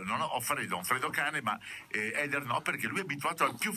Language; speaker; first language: Italian; native; Italian